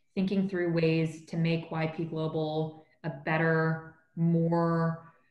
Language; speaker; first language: English; native; English